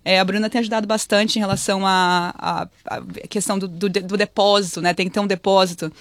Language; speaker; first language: Portuguese; native; Portuguese